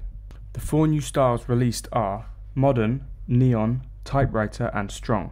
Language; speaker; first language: English; native; English